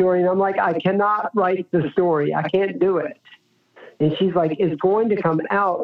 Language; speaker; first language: English; native; English